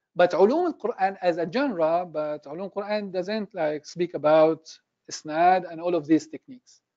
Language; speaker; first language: English; non-native, fluent; Arabic